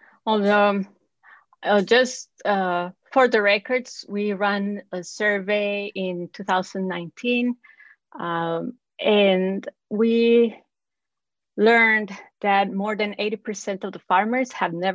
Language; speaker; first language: English; non-native, fluent; Spanish